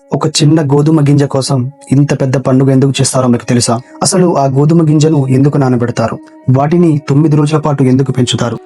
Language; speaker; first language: Telugu; non-native, local second language; Lambadi